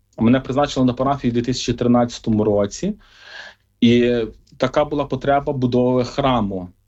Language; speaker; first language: Ukrainian; native; Ukrainian